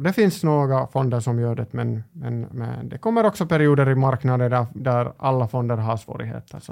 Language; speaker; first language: Swedish; non-native, local second language; Finnish